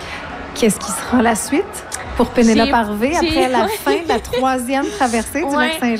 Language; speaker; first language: French; native; French